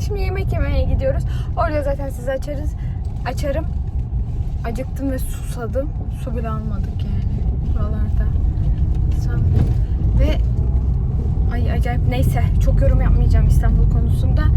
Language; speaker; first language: Turkish; early bilingual, heritage; Turkish